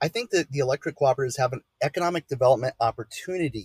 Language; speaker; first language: English; native; English